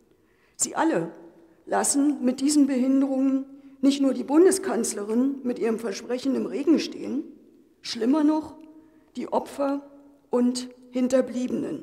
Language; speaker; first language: German; native; German